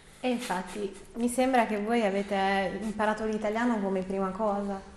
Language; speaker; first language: Italian; native; Italian